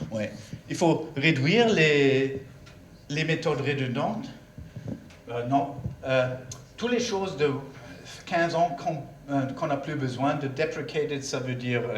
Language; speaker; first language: French; non-native, learner; German